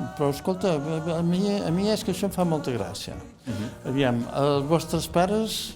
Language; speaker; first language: Catalan; native; Catalan